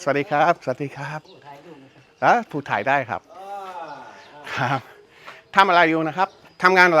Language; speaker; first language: Thai; non-native, learner; English